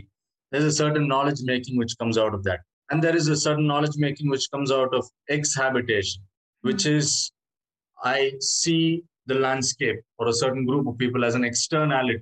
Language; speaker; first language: English; non-native, local second language; Tamil